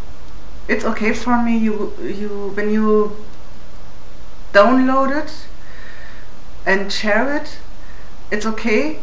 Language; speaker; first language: English; non-native, learner; German